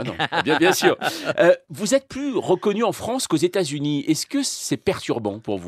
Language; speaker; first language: French; native; French